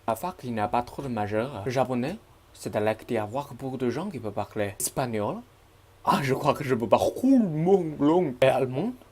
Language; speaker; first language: French; non-native, learner; Chinese